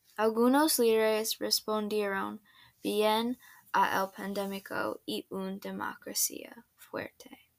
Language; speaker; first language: Spanish; non-native, learner; English